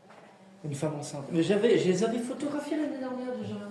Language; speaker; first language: French; native; French